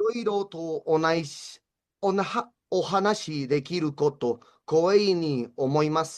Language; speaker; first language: Japanese; non-native, learner; Spanish